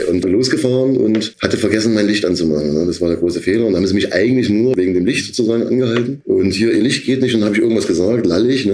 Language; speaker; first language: German; native; German